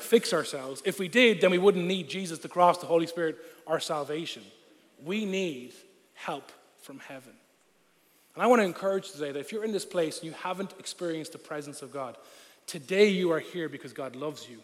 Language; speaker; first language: English; non-native, local second language; Irish